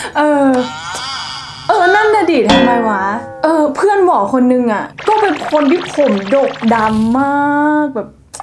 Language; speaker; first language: Thai; native; Thai